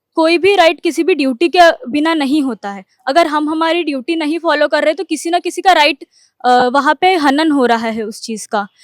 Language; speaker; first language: Hindi; non-native, local second language; Marathi